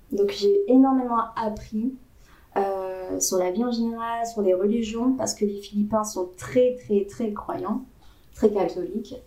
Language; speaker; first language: French; native; French